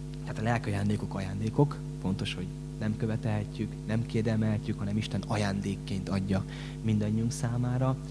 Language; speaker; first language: Hungarian; native; Hungarian